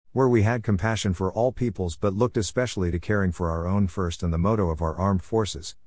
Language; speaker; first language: English; native; English